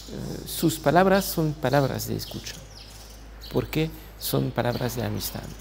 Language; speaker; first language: Spanish; non-native, fluent; French